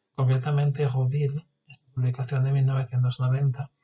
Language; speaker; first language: French; non-native, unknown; Spanish